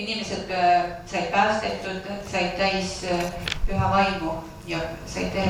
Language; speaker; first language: Finnish; non-native, learner; Estonian